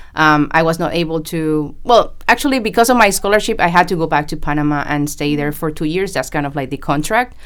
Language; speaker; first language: English; non-native, fluent; Spanish